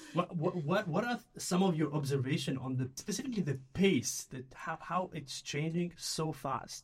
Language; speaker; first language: English; early bilingual, other home language; Arabic